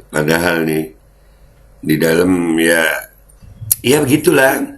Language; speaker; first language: Indonesian; native; Indonesian